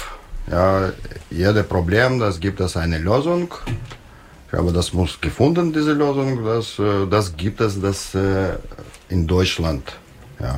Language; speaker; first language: German; non-native, learner; Russian